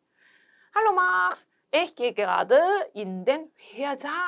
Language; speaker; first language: German; non-native, fluent; Korean